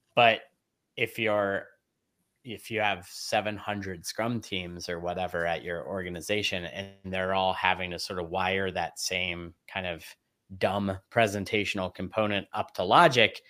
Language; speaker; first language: English; native; English